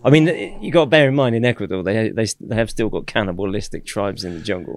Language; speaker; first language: English; native; English